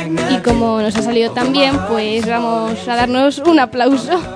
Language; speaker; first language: Spanish; native; Spanish